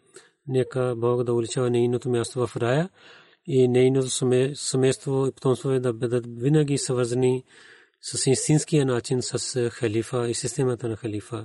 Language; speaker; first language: Bulgarian; non-native, learner; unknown